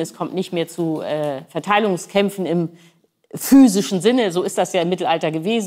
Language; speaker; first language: German; native; German